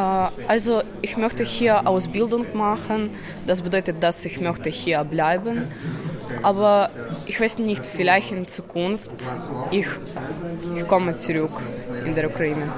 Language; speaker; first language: German; non-native, learner; Ukrainian